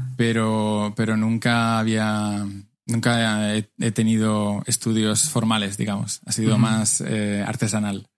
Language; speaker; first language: Spanish; native; Spanish